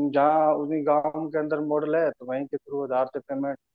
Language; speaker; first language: Hindi; native; Hindi